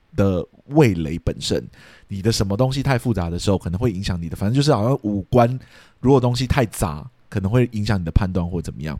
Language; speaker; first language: Chinese; early bilingual, heritage; Chinese